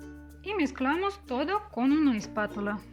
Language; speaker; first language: Spanish; non-native, fluent; Russian